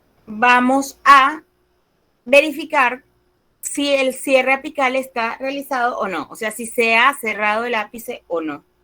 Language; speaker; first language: Spanish; native; Spanish